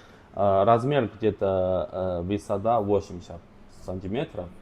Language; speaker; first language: Russian; non-native, learner; Chinese